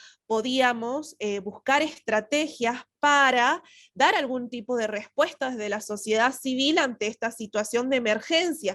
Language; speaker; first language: Spanish; native; Spanish